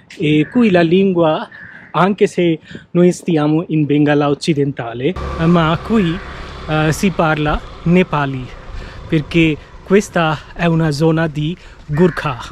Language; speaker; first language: Italian; non-native, fluent; Bangla